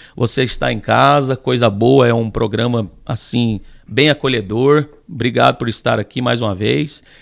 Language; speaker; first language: Portuguese; native; Portuguese